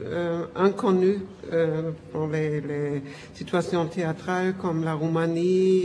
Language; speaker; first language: French; non-native, fluent; German